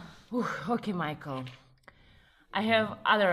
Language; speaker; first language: English; non-native, learner; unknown